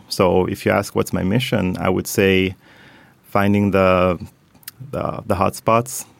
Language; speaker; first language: English; non-native, fluent; Hebrew